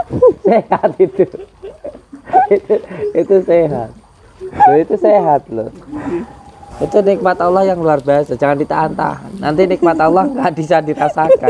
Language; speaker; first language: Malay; non-native, local second language; Javanese